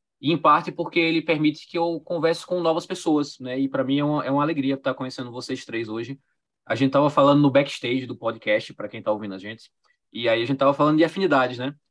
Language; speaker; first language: Portuguese; native; Portuguese